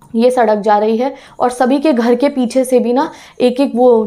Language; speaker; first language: Hindi; native; Hindi